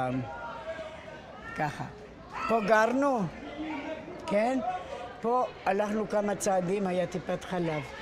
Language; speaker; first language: Hebrew; non-native, fluent; Spanish